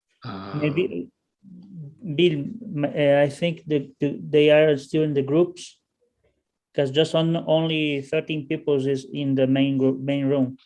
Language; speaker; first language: English; non-native, learner; Portuguese